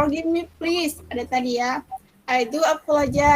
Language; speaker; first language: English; non-native, fluent; Indonesian